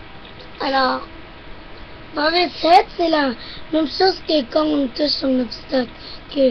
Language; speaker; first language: French; non-native, local second language; English